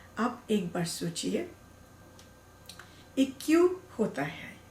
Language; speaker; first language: Hindi; non-native, learner; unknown